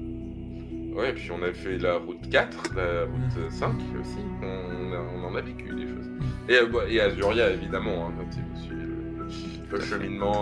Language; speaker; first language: French; native; French